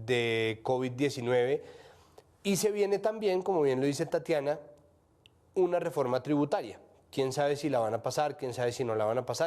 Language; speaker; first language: Spanish; native; Spanish